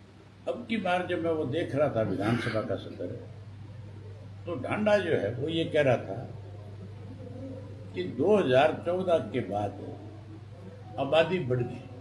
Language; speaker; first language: Hindi; native; Hindi